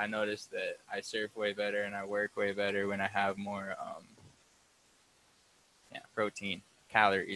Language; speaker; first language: English; native; English